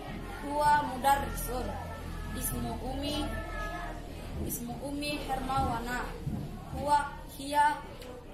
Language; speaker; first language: Arabic; non-native, learner; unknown